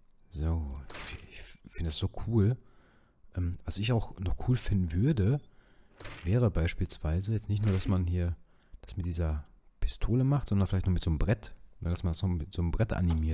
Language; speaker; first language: German; native; German